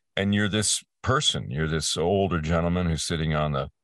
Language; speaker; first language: English; native; English